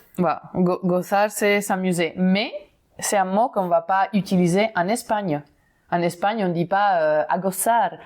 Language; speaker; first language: French; non-native, fluent; Spanish